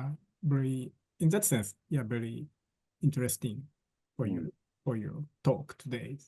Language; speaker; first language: English; non-native, fluent; Japanese